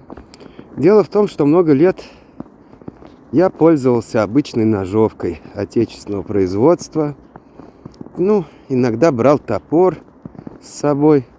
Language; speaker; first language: Russian; native; Russian